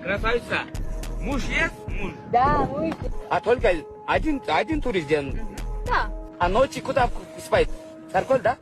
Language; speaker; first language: Russian; non-native, learner; Kyrgyz